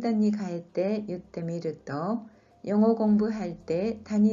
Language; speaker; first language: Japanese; non-native, fluent; Korean